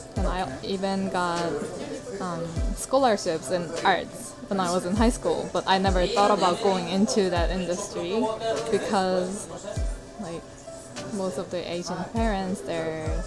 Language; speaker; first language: English; non-native, fluent; Korean